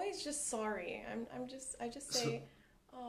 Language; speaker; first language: English; non-native, local second language; Cebuano